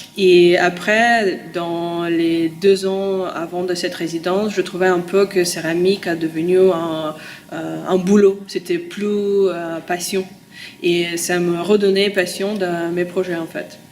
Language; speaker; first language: French; non-native, fluent; Russian